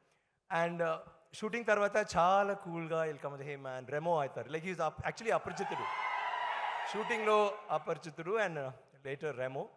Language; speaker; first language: Telugu; non-native, learner; Tamil